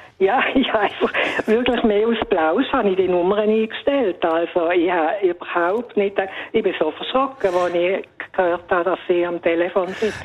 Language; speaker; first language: German; native; German